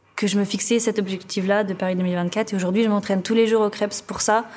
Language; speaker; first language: French; native; French